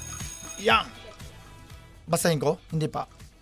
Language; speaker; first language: Filipino; non-native, learner; Japanese